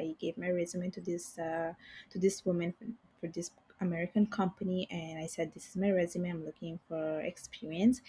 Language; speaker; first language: English; non-native, fluent; Bangla